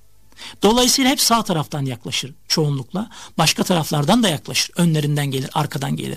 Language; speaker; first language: Turkish; native; Turkish